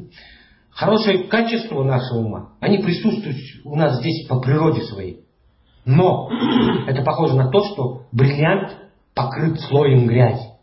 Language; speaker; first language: Russian; native; Russian